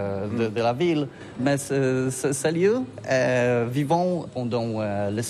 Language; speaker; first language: French; non-native, learner; Polish